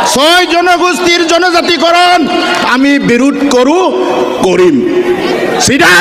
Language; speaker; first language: Assamese; non-native, local second language; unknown